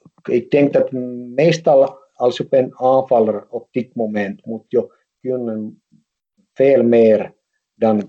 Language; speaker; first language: Dutch; non-native, fluent; Finnish